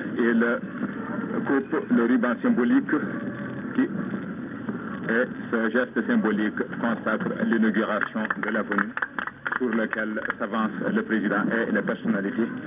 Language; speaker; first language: French; non-native, local second language; Bambara